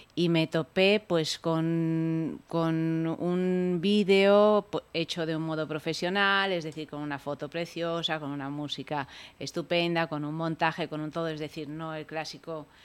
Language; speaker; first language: Spanish; early bilingual, other home language; Italian